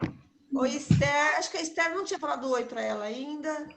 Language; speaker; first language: Portuguese; native; Portuguese